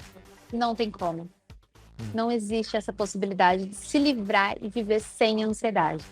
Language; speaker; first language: Portuguese; native; Portuguese